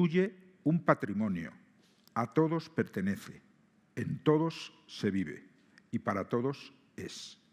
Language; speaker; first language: Spanish; native; Spanish